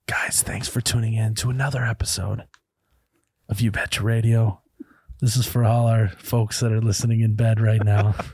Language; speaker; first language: English; native; English